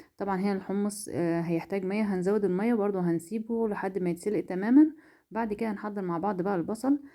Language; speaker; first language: Egyptian Arabic; native; Egyptian Arabic